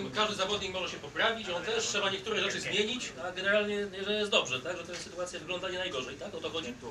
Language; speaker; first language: Polish; native; Polish